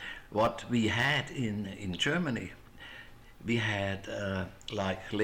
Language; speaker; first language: English; non-native, fluent; German